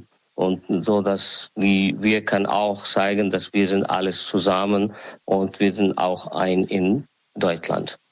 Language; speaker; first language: German; non-native, learner; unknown